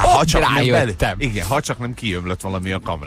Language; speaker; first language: Hungarian; native; Hungarian